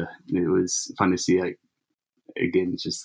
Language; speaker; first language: English; native; English